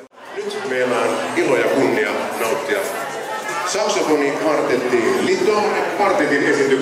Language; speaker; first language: Finnish; native; Finnish